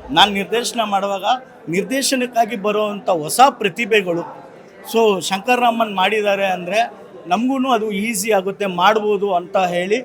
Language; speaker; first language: Kannada; native; Kannada